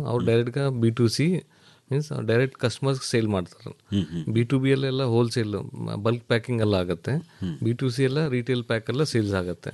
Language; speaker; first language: Kannada; non-native, learner; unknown